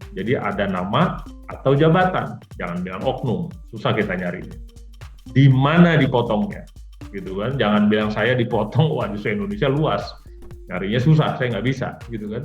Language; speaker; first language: Indonesian; native; Indonesian